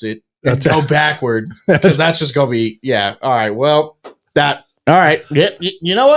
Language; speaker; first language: English; native; English